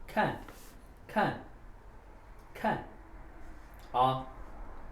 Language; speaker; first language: Chinese; non-native, learner; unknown